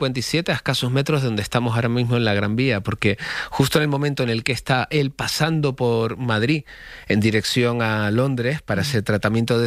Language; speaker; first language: Spanish; native; Spanish